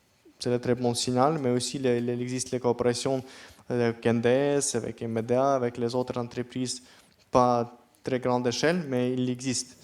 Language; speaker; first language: French; non-native, fluent; Ukrainian